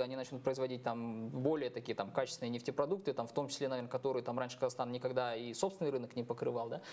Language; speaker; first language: Russian; native; Russian